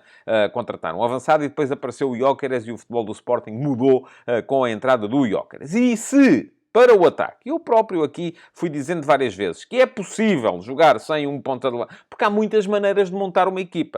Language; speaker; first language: Portuguese; native; Portuguese